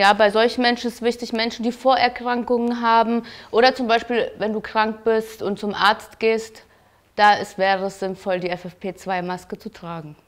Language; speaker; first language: German; native; German